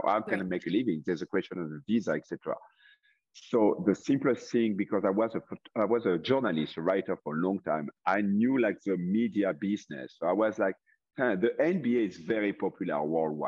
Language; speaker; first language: English; non-native, fluent; French